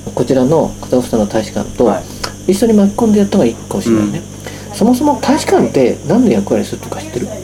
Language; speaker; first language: Japanese; native; Japanese